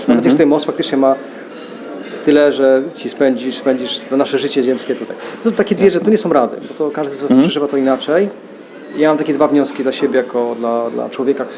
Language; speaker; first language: Polish; native; Polish